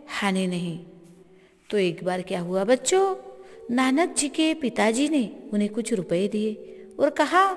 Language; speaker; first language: Hindi; non-native, local second language; Marathi